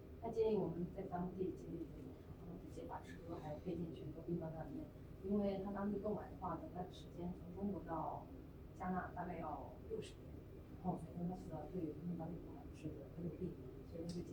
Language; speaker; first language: Chinese; native; Chinese